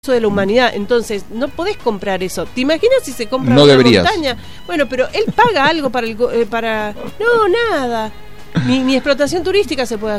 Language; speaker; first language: Spanish; native; Spanish